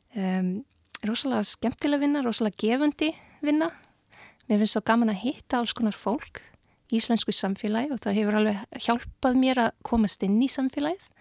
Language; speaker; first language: Icelandic; non-native, fluent; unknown